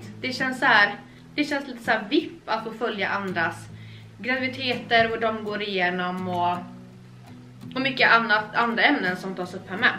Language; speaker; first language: Swedish; native; Swedish